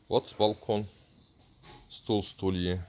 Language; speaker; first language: Russian; non-native, learner; Turkish